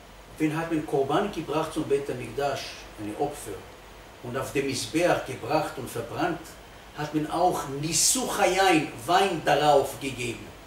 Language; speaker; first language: German; non-native, fluent; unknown